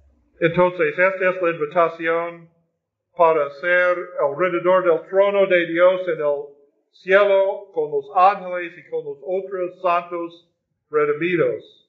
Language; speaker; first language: Spanish; non-native, fluent; English